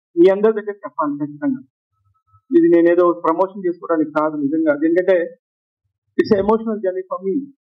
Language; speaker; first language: Telugu; native; Telugu